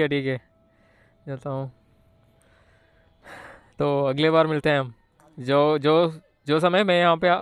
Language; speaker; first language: Hindi; non-native, local second language; Malayalam